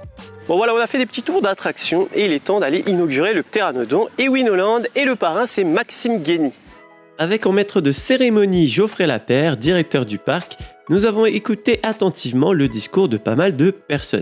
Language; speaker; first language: French; native; French